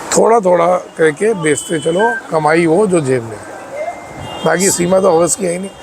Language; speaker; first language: Hindi; native; Hindi